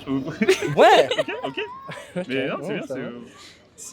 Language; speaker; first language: French; native; French